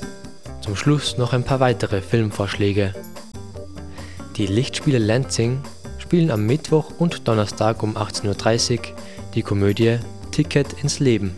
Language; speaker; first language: German; native; German